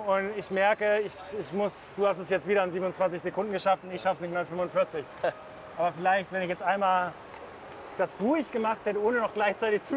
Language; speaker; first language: German; native; German